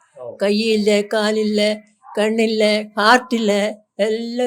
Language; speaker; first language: Tamil; non-native, local second language; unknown